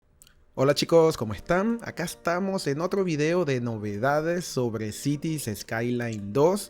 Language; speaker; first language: Spanish; native; Spanish